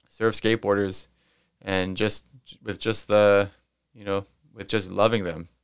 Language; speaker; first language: English; native; English